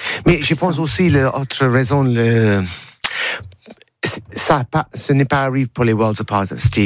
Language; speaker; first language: French; non-native, learner; English